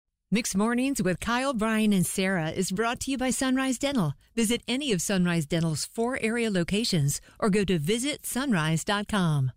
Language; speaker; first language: English; native; English